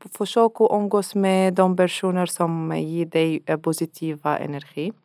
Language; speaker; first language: Swedish; non-native, learner; Arabic